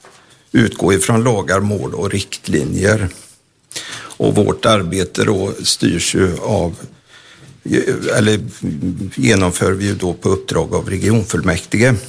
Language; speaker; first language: Swedish; native; Swedish